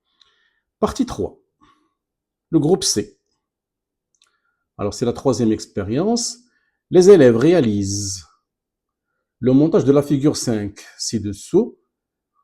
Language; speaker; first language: French; non-native, local second language; Arabic